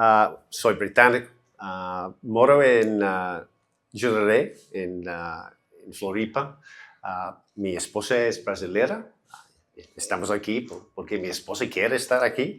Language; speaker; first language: Portuguese; non-native, learner; English